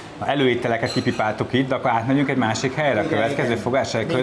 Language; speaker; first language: Hungarian; native; Hungarian